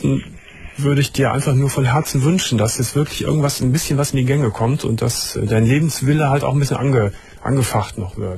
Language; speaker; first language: German; native; German